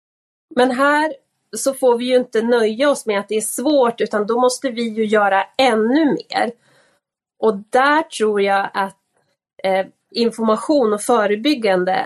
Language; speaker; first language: Swedish; native; Swedish